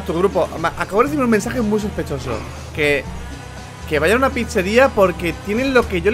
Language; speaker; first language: Spanish; native; Spanish